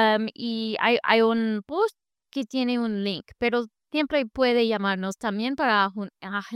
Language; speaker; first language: Spanish; non-native, fluent; English